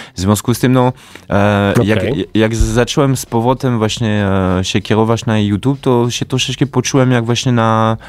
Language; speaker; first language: Polish; native; Polish